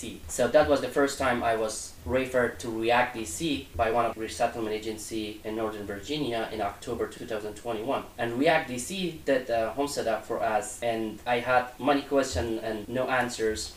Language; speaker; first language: English; non-native, fluent; Persian